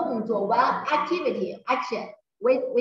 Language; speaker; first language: Chinese; non-native, learner; Thai